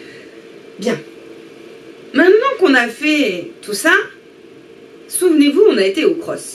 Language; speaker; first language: French; native; French